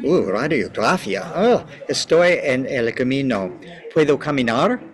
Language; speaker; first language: Spanish; non-native, learner; English